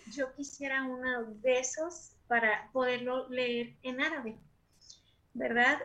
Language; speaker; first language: Spanish; native; Spanish